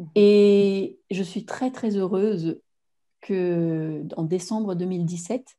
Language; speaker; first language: French; native; French